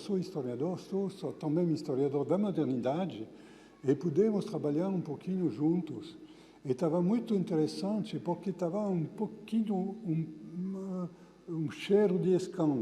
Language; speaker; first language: Portuguese; non-native, fluent; French